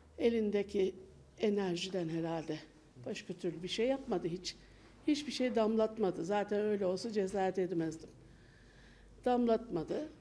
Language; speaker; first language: Turkish; native; Turkish